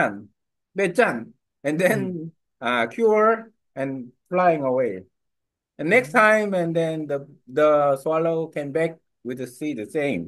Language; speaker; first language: English; non-native, learner; Korean